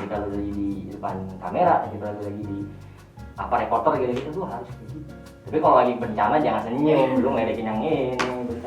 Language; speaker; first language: Indonesian; native; Indonesian